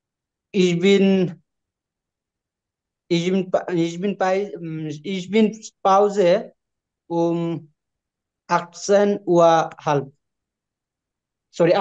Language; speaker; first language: German; non-native, learner; Bangla